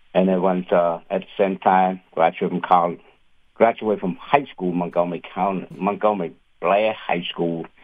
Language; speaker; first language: English; non-native, fluent; Khmer